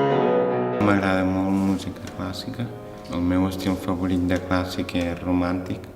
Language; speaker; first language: Catalan; early bilingual, other home language; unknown